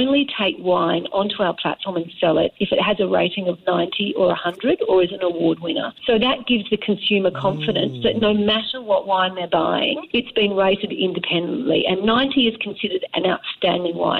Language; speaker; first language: English; native; English